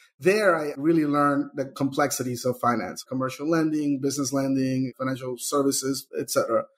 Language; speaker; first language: English; early bilingual, other home language; Spanish